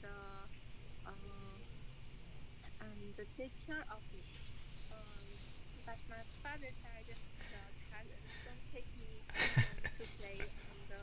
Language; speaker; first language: English; non-native, learner; Chinese